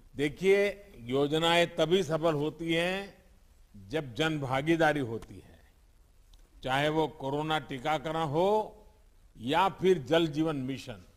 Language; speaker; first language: Hindi; non-native, local second language; Gujarati